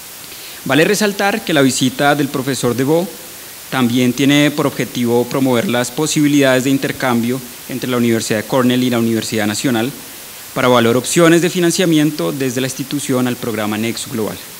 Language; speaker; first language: Spanish; native; Spanish